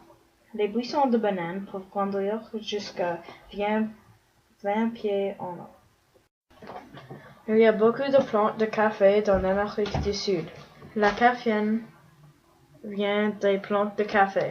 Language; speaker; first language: French; non-native, learner; English